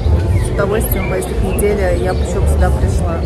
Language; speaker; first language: Russian; native; Russian